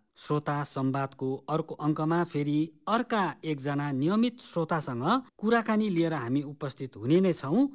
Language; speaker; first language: Nepali; native; Nepali